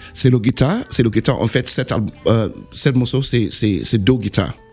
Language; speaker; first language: French; non-native, learner; English